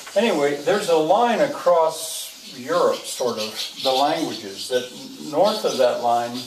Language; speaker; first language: English; native; English